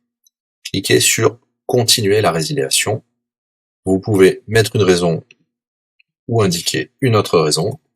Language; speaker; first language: French; native; French